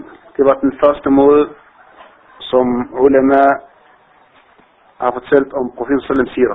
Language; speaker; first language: Danish; non-native, fluent; Arabic